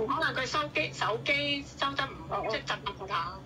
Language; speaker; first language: Cantonese; native; Cantonese